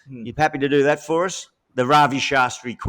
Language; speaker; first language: English; native; English